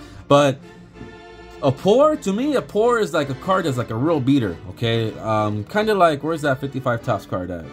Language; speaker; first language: English; native; English